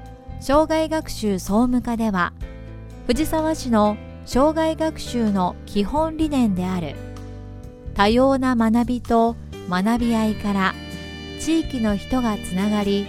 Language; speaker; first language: Japanese; native; Japanese